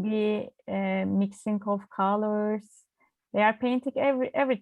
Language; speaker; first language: English; non-native, learner; Turkish